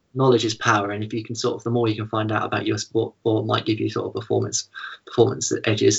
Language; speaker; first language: English; native; English